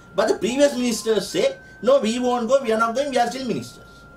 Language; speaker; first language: English; non-native, local second language; Sinhala